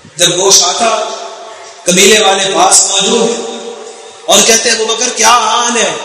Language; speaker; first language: Urdu; native; Urdu